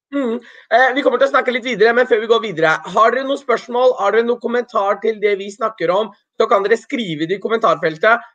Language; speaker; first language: Norwegian; early bilingual, other home language; Urdu